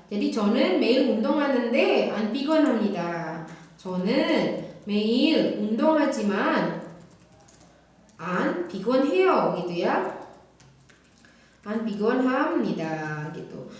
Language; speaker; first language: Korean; non-native, fluent; Indonesian